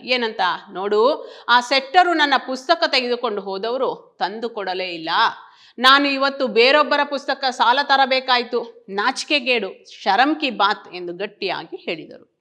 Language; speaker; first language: Kannada; native; Kannada